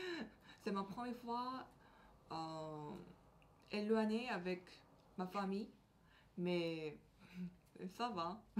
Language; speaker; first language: French; non-native, learner; Korean